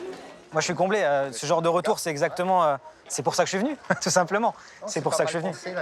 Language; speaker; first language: French; native; French